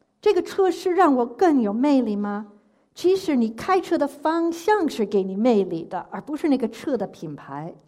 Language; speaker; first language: Chinese; non-native, fluent; English